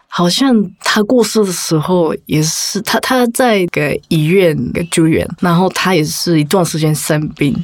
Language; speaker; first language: Chinese; non-native, fluent; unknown